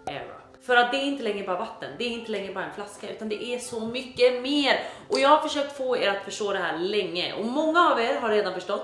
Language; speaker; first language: Swedish; native; Swedish